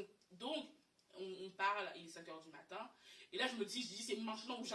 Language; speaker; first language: French; native; French